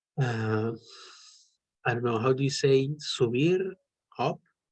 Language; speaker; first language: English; non-native, learner; Spanish